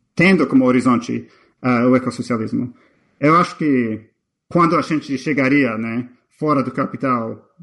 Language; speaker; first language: Portuguese; non-native, fluent; English